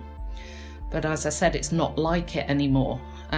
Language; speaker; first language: English; native; English